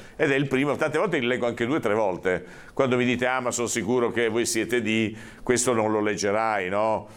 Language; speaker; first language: Italian; native; Italian